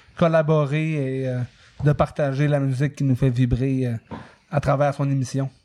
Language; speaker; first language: French; native; French